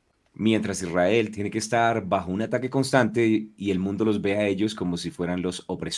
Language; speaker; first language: Spanish; native; Spanish